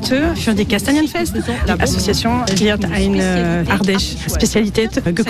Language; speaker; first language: German; non-native, learner; French